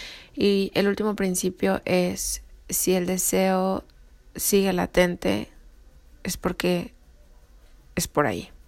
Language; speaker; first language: Spanish; native; Spanish